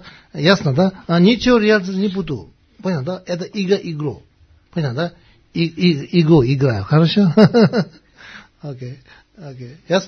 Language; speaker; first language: Russian; non-native, learner; Tibetan